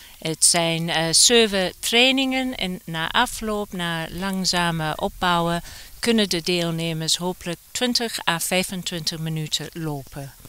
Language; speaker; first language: Dutch; non-native, fluent; English